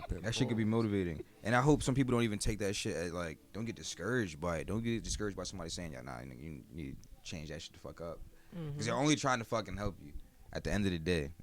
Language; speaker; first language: English; native; English